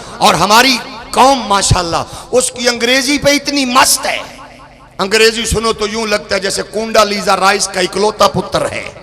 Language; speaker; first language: Urdu; non-native, local second language; Punjabi